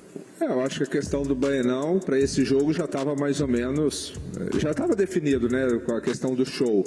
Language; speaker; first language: Portuguese; native; Portuguese